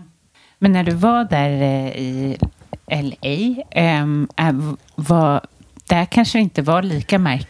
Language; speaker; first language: Swedish; native; Swedish